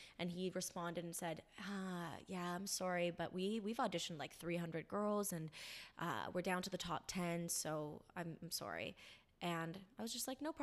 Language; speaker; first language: English; native; English